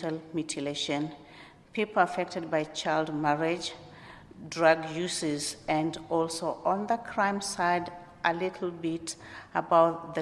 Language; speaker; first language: English; non-native, local second language; Luo (Kenya and Tanzania)